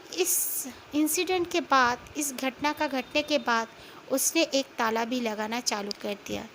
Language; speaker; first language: Hindi; non-native, local second language; Bangla